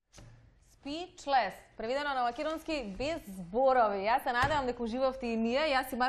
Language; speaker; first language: Macedonian; native; Macedonian